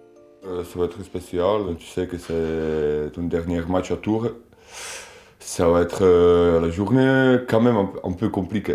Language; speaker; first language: French; non-native, fluent; Czech